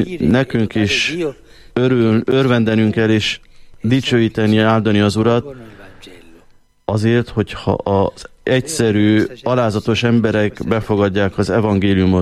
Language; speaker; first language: Hungarian; native; Hungarian